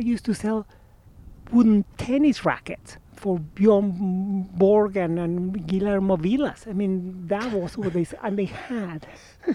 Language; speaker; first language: English; non-native, fluent; Spanish